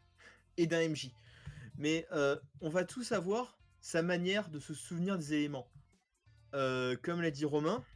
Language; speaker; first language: French; native; French